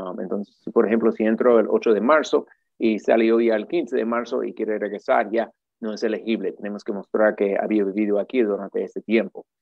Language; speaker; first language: Spanish; non-native, fluent; English